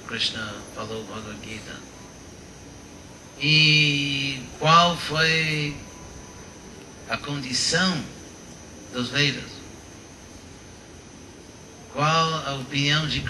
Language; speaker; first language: Portuguese; non-native, fluent; English